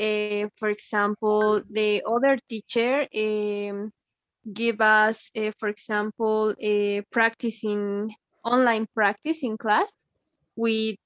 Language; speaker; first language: English; non-native, learner; Spanish